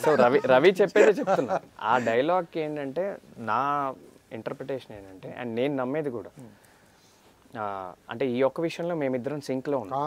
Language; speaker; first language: Telugu; native; Telugu